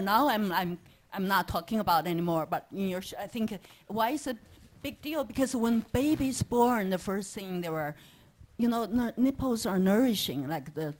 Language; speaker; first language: English; non-native, fluent; Chinese